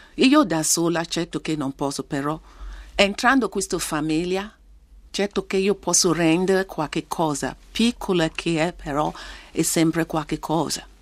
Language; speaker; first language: Italian; non-native, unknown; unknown